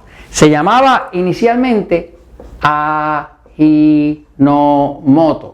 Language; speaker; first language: Spanish; native; Spanish